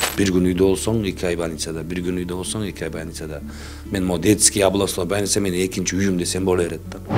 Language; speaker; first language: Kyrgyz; non-native, local second language; Uzbek